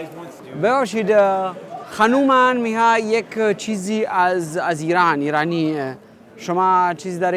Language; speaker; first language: Persian; non-native, learner; Romanian